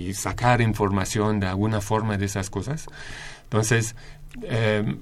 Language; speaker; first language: Spanish; non-native, fluent; English